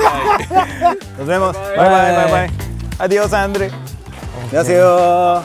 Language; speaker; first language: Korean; non-native, fluent; Spanish